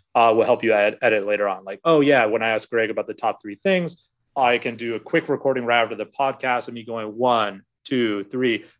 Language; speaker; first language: English; native; English